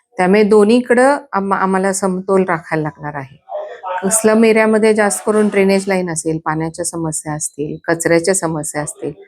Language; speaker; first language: Marathi; native; Marathi